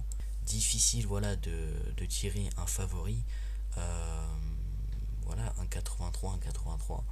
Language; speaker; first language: French; native; French